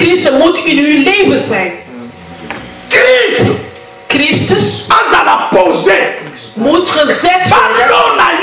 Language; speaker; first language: Dutch; non-native, learner; Lingala